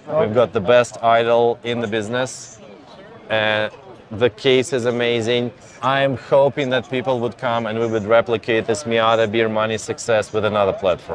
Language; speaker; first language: English; non-native, fluent; Russian